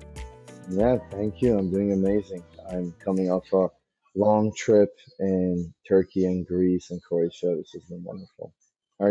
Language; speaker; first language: English; early bilingual, other home language; Persian